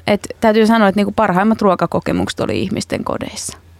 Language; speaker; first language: Finnish; native; Finnish